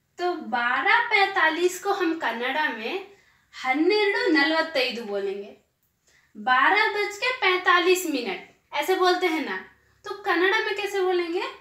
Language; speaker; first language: Hindi; non-native, local second language; Kannada